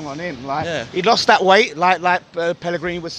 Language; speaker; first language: English; native; English